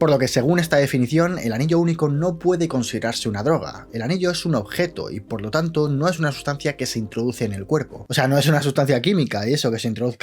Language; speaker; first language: Spanish; native; Spanish